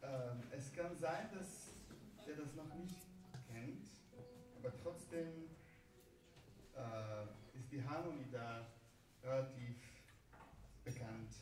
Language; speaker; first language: German; non-native, fluent; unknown